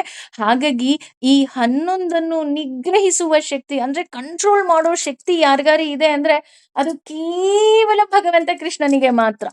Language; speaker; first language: Kannada; native; Kannada